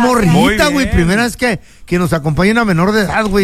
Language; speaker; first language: Spanish; native; Spanish